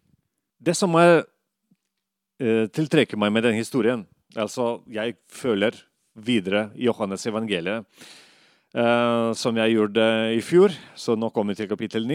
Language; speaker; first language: Norwegian; non-native, fluent; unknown